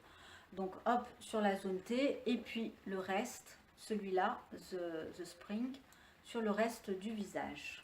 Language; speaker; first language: French; native; French